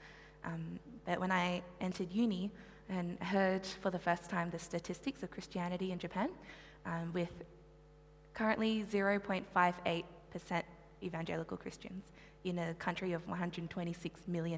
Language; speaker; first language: English; native; English